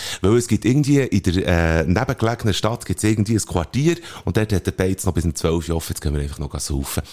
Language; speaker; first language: German; native; German